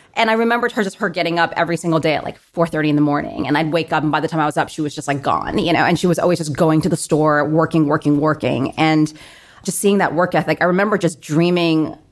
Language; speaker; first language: English; native; English